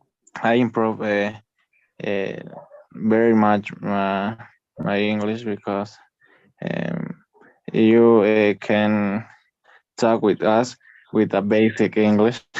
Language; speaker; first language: English; non-native, learner; Spanish